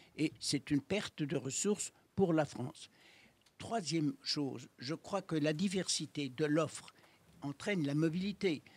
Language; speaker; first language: French; native; French